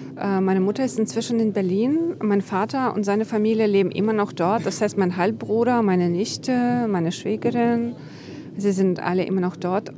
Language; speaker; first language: German; non-native, fluent; Ukrainian